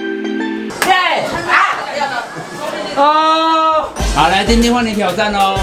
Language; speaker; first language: Chinese; native; Chinese